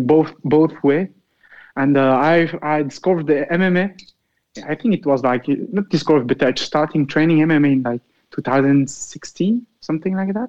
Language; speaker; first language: English; non-native, fluent; Arabic